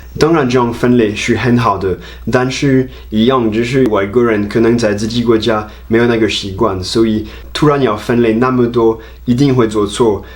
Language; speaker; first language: Chinese; non-native, fluent; French